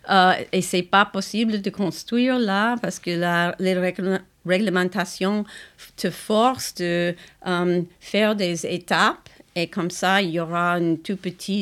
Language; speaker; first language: French; non-native, fluent; English